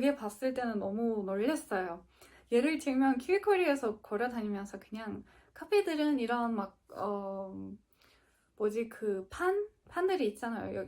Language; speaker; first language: Korean; non-native, fluent; Turkish